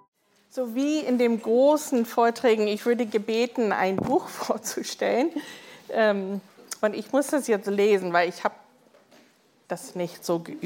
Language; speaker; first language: German; non-native, fluent; English